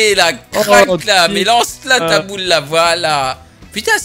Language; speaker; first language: French; native; French